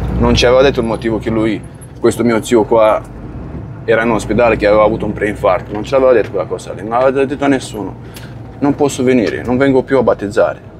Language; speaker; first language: Italian; non-native, fluent; Romanian